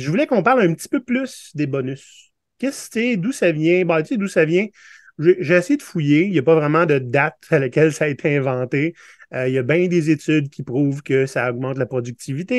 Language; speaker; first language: French; native; French